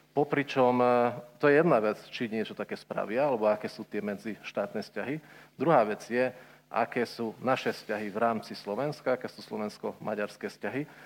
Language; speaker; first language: Slovak; non-native, local second language; Hungarian